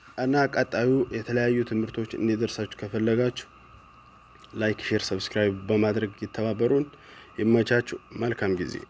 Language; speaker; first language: Amharic; non-native, local second language; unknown